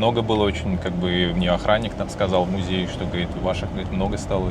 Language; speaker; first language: Russian; native; Russian